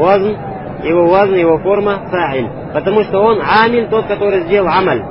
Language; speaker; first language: Russian; native; Russian